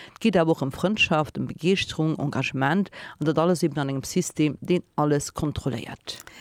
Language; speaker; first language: Luxembourgish; native; Luxembourgish